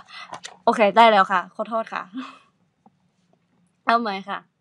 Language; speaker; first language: Thai; non-native, learner; Japanese